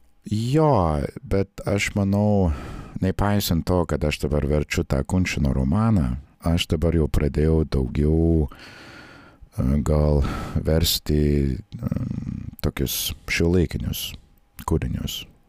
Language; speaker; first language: Lithuanian; non-native, fluent; English